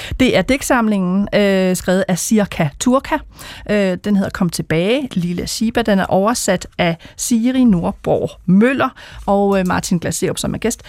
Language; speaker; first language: Danish; native; Danish